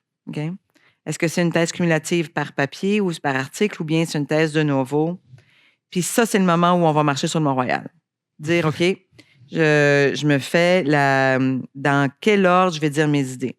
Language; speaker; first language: French; native; French